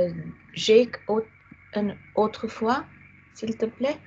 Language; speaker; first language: French; non-native, fluent; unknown